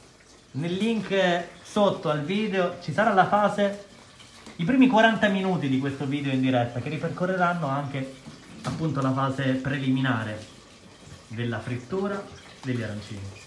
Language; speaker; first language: Italian; native; Italian